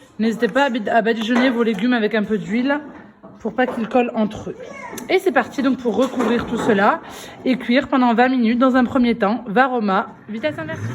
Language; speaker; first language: French; early bilingual, other home language; Arabic